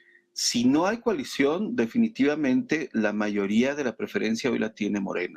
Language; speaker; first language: Spanish; native; Spanish